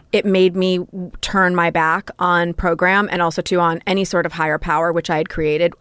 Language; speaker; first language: English; native; English